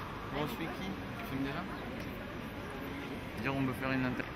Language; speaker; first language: French; native; French